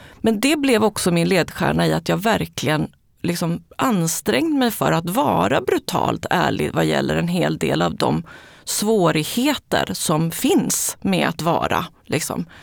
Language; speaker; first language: Swedish; early bilingual, other home language; Spanish